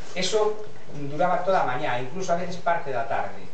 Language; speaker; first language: Spanish; non-native, local second language; Galician